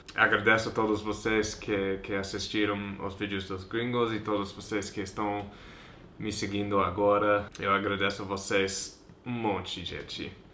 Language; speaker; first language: Portuguese; non-native, fluent; English